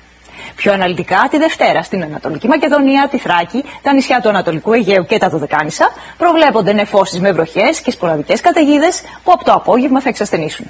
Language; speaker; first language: Greek; native; Greek